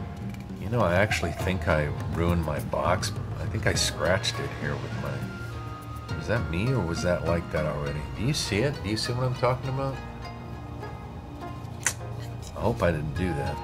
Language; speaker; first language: English; native; English